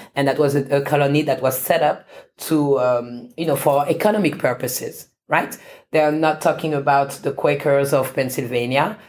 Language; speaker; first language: English; non-native, fluent; French